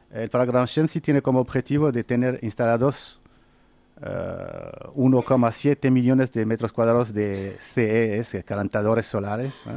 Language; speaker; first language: Spanish; non-native, fluent; Arabic